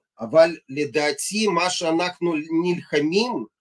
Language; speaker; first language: Hebrew; non-native, fluent; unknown